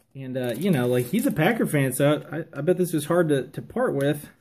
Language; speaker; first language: English; native; English